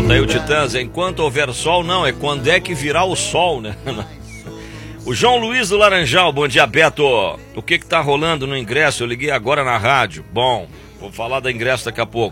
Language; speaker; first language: Portuguese; native; Portuguese